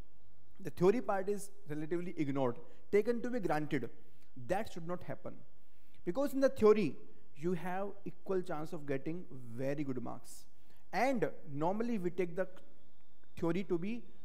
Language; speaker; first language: English; non-native, local second language; Hindi